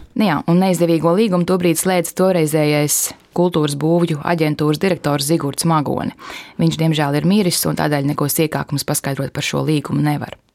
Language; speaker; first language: Latvian; native; Latvian